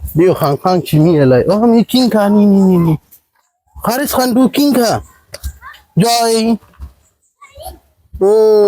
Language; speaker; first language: Thai; native; Thai